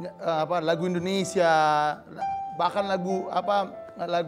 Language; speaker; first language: Indonesian; native; Indonesian